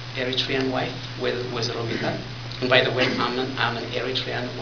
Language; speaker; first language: English; non-native, fluent; Tigrinya